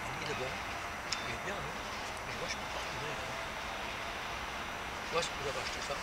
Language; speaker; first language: French; native; French